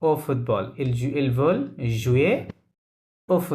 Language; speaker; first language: French; non-native, fluent; Bangla